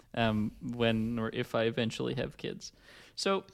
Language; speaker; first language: English; non-native, fluent; Dutch